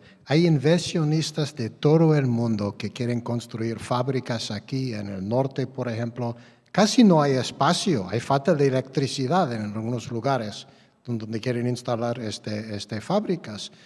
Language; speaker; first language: Spanish; non-native, fluent; English